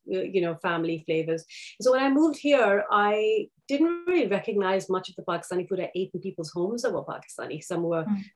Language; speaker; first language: English; non-native, local second language; Urdu